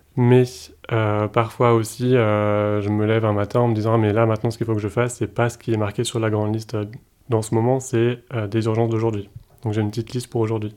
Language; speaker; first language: French; native; French